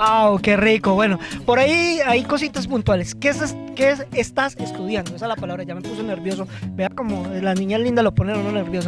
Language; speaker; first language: Spanish; native; Spanish